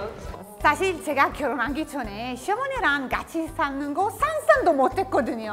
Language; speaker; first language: Korean; non-native, fluent; Italian